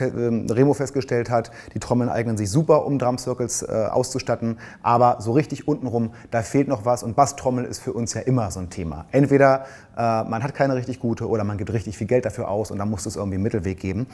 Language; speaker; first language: German; native; German